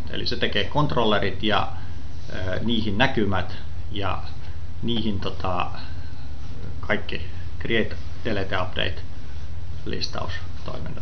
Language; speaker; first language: Finnish; native; Finnish